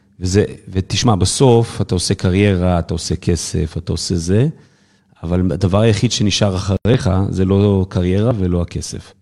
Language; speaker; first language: Hebrew; native; Hebrew